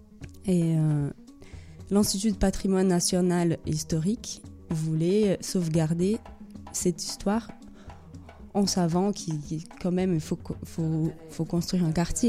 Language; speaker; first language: French; non-native, fluent; Portuguese